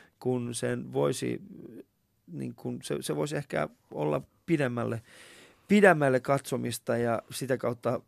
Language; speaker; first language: Finnish; non-native, fluent; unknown